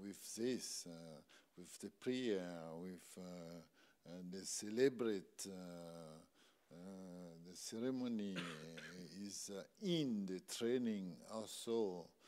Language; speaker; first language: English; non-native, learner; French